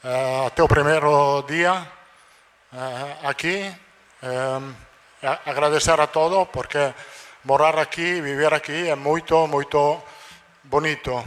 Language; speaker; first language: Portuguese; non-native, learner; Italian